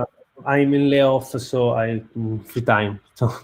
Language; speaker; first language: English; non-native, learner; Italian